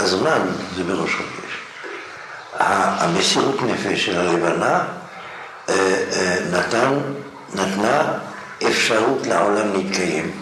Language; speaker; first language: Hebrew; non-native, fluent; French